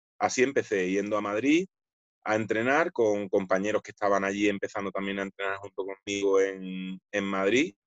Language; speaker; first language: Spanish; native; Spanish